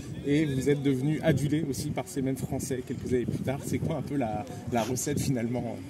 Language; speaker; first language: French; native; French